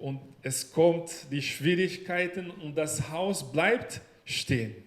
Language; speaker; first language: German; non-native, learner; Portuguese